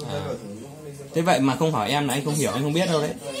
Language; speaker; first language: Vietnamese; native; Vietnamese